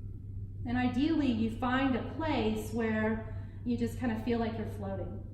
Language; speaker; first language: English; native; English